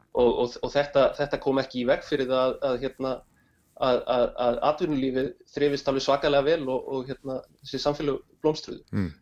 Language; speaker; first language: Icelandic; native; Icelandic